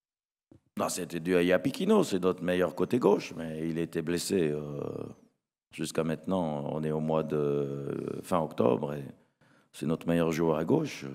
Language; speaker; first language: French; native; French